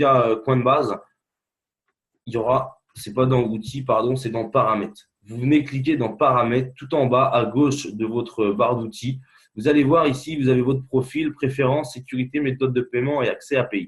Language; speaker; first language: French; native; French